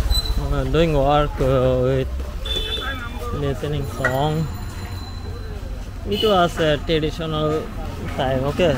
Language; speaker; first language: English; non-native, learner; Bangla